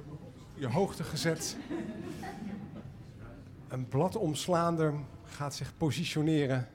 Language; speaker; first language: Dutch; native; Dutch